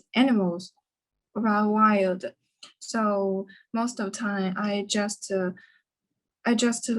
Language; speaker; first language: English; non-native, learner; Chinese